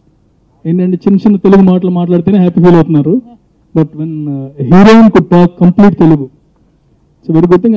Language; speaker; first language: Telugu; native; Telugu